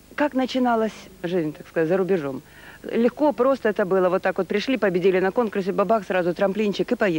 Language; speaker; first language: Russian; native; Russian